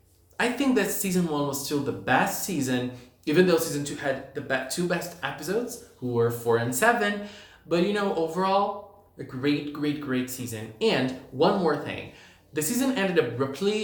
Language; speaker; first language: English; non-native, fluent; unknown